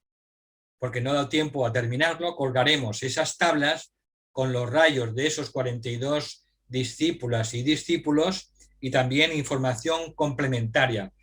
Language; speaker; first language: Spanish; native; Spanish